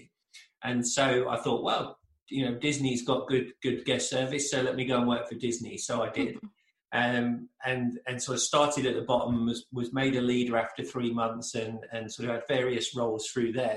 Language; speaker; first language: English; native; English